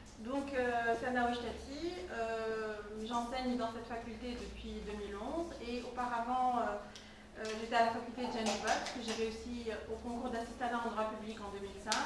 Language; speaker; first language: French; non-native, local second language; Arabic